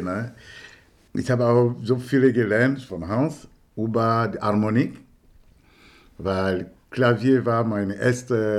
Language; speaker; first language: German; non-native, fluent; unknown